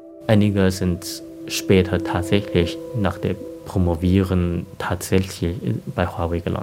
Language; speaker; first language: German; non-native, fluent; Chinese